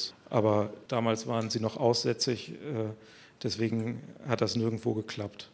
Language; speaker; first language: German; native; German